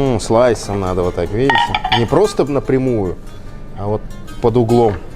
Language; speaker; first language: Russian; native; Russian